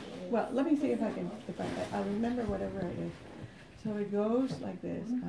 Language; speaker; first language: English; native; English